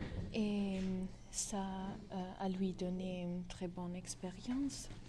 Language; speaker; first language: French; non-native, learner; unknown